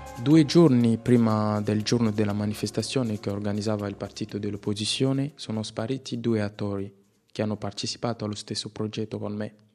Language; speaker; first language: Italian; non-native, fluent; Lingala